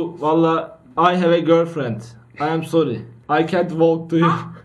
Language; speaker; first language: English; non-native, learner; Turkish